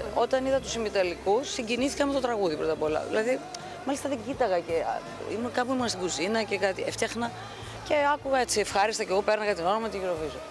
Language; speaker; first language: Greek; native; Greek